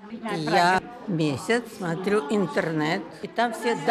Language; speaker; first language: Czech; non-native, learner; Russian